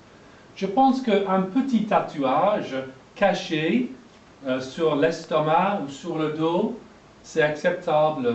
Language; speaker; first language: French; non-native, fluent; English